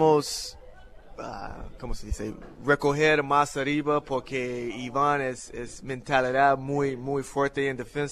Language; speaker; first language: Spanish; non-native, learner; English